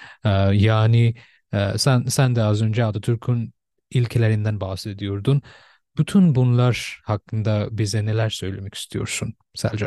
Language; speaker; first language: Turkish; non-native, fluent; Bangla